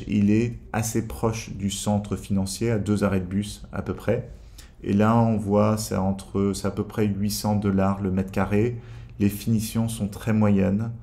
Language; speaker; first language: French; native; French